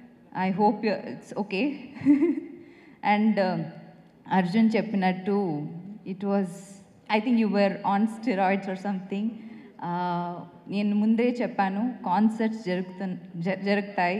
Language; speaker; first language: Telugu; non-native, fluent; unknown